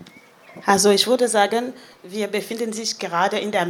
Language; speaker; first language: German; non-native, fluent; French